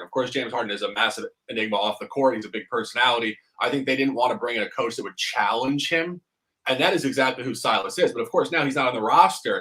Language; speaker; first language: English; native; English